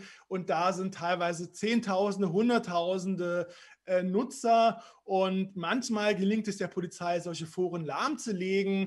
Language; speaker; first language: German; native; German